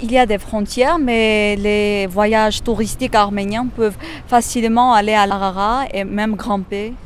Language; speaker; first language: French; non-native, fluent; Armenian